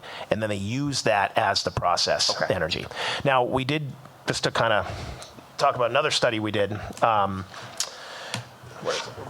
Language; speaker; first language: English; native; English